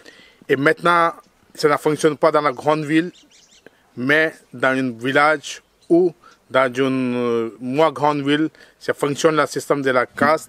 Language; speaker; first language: French; non-native, fluent; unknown